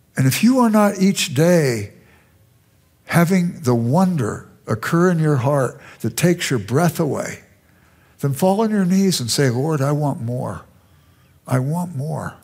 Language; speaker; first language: English; native; English